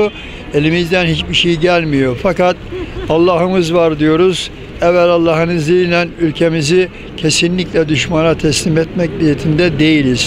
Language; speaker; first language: Turkish; native; Turkish